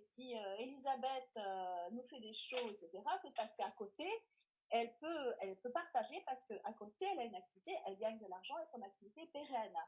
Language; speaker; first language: French; native; French